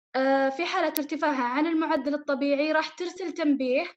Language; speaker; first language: Arabic; native; Arabic